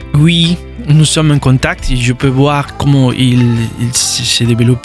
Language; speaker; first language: French; non-native, learner; Spanish